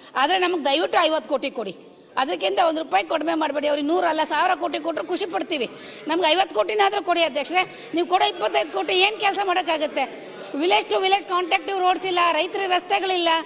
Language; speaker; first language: Kannada; native; Kannada